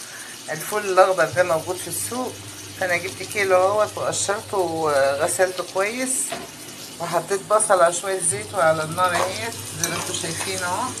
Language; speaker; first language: Arabic; native; Arabic